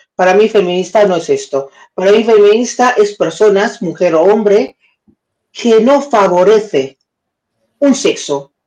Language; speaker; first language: Spanish; non-native, learner; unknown